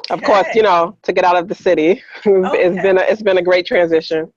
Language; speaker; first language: English; native; English